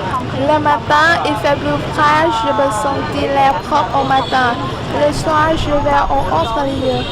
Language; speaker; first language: French; non-native, local second language; Vietnamese